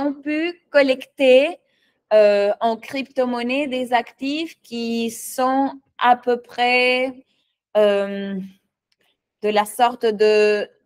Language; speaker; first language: French; non-native, fluent; Spanish